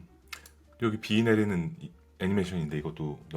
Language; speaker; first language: Korean; native; Korean